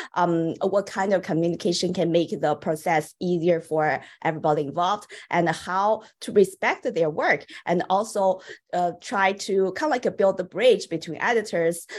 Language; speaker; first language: English; non-native, fluent; Chinese